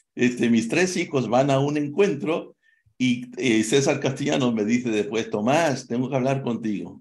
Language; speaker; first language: Spanish; native; Spanish